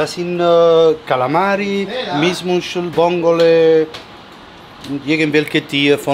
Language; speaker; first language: German; non-native, learner; Italian